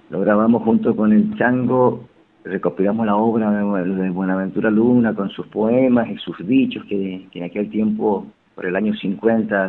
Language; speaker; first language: Spanish; native; Spanish